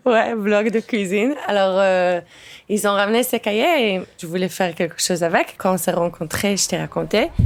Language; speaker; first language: French; early bilingual, heritage; Hebrew